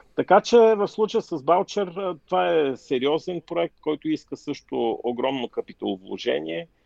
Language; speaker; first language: Bulgarian; native; Bulgarian